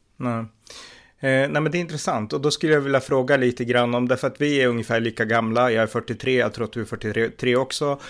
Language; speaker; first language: Swedish; native; Swedish